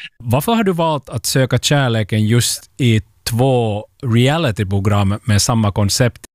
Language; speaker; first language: Swedish; native; Swedish